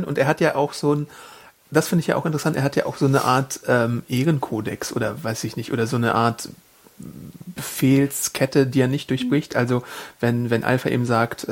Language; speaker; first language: German; native; German